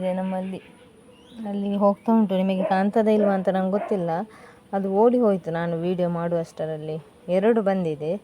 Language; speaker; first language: Kannada; native; Kannada